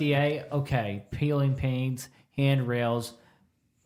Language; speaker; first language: English; native; English